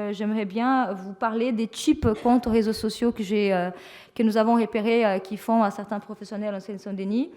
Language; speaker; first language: French; non-native, fluent; Portuguese